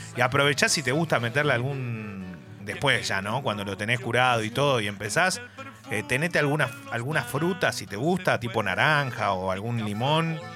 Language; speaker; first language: Spanish; native; Spanish